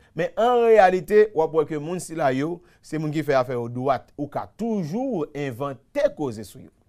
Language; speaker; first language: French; non-native, local second language; Haitian Creole